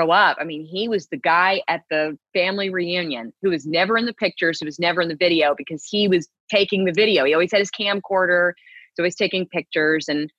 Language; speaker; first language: English; native; English